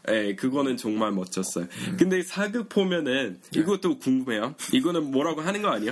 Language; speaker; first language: Korean; non-native, fluent; English